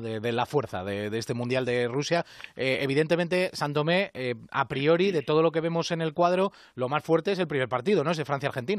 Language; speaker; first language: Spanish; native; Spanish